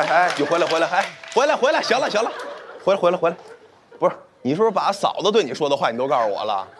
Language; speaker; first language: Chinese; native; Chinese